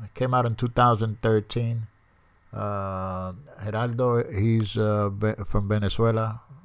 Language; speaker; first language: English; native; English